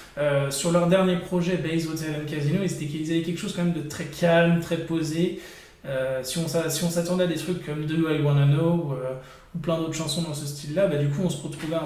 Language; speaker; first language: French; native; French